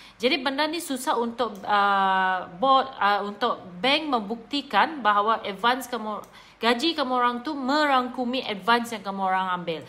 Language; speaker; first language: Malay; native; Malay